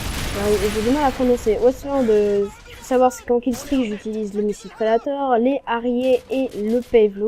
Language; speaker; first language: French; native; French